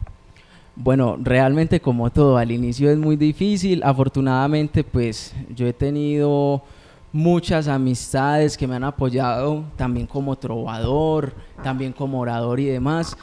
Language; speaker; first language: Spanish; native; Spanish